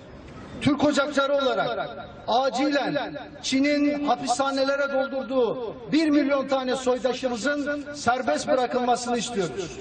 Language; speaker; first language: Turkish; native; Turkish